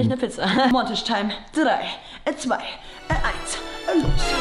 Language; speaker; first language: German; native; German